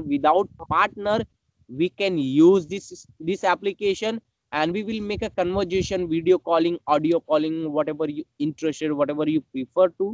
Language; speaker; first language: English; non-native, learner; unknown